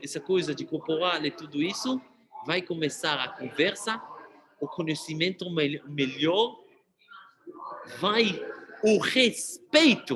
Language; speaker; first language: Portuguese; non-native, fluent; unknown